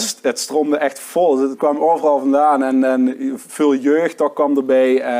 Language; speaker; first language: Dutch; native; Dutch